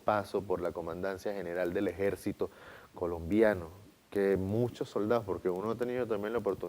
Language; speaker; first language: Spanish; native; Spanish